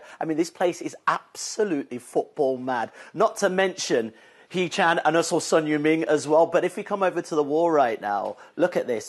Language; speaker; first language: English; non-native, local second language; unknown